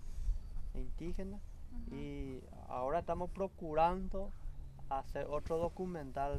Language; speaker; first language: Spanish; non-native, local second language; Guarani